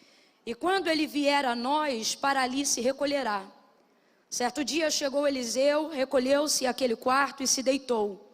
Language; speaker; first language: Portuguese; native; Portuguese